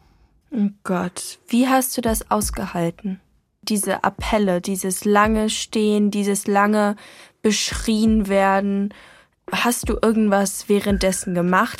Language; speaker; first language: German; native; German